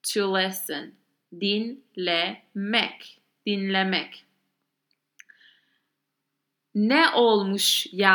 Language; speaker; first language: Turkish; non-native, learner; English